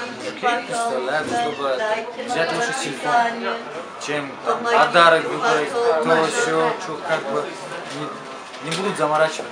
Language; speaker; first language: Russian; non-native, local second language; Tajik